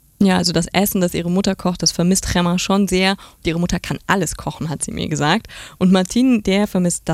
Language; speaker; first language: German; native; German